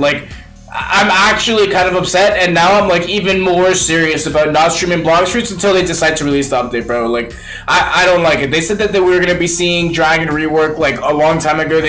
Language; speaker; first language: English; early bilingual, other home language; Spanish